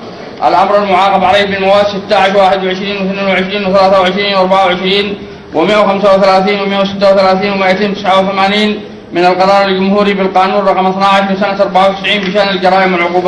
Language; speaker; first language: Arabic; native; Arabic